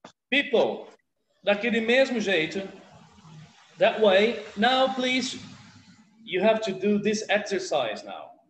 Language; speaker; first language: English; non-native, fluent; Portuguese